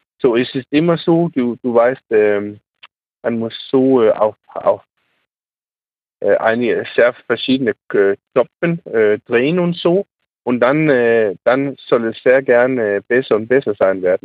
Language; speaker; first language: German; non-native, learner; Danish